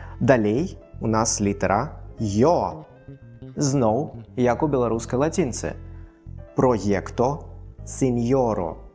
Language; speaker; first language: Belarusian; non-native, local second language; Russian